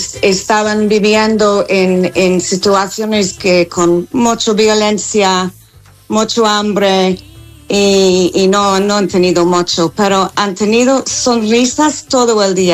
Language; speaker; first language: Spanish; non-native, fluent; English